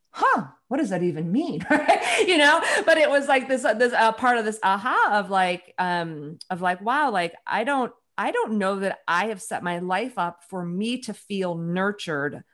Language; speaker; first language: English; native; English